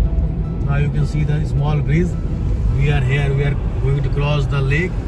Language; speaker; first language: English; non-native, local second language; Hindi